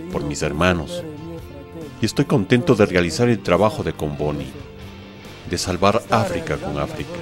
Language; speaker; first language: Spanish; non-native, fluent; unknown